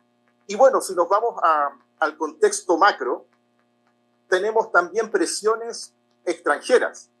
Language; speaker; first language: Spanish; native; Spanish